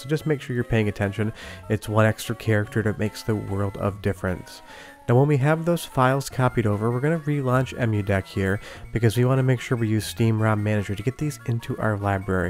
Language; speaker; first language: English; native; English